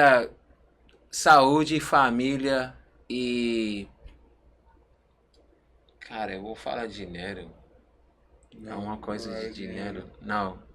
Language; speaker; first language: Portuguese; non-native, learner; English